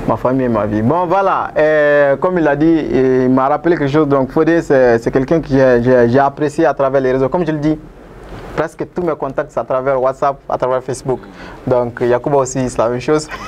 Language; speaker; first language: French; non-native, local second language; Bambara